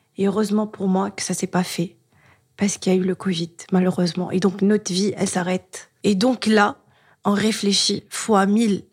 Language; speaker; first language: French; non-native, local second language; Arabic